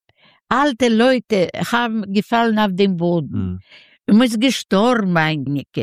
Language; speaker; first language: German; non-native, learner; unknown